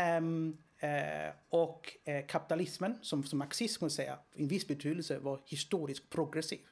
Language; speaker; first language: Swedish; non-native, fluent; Greek